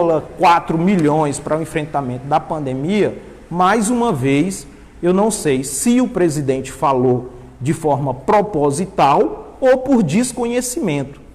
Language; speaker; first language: Portuguese; native; Portuguese